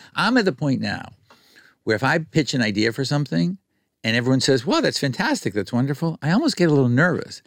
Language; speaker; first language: English; native; English